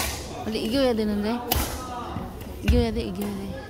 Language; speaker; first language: Korean; non-native, fluent; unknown